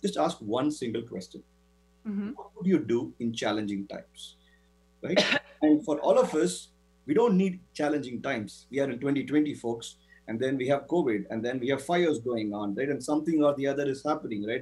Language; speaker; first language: English; non-native, local second language; Tamil